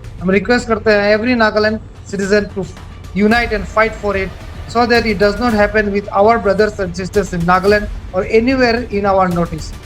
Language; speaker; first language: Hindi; non-native, local second language; Garo